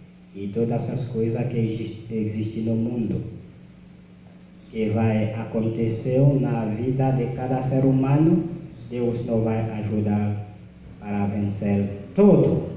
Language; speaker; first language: Portuguese; non-native, learner; Haitian Creole